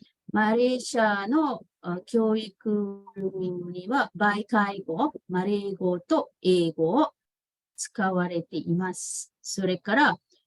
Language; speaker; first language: Japanese; non-native, fluent; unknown